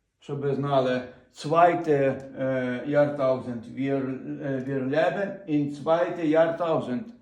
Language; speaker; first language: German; non-native, learner; Ukrainian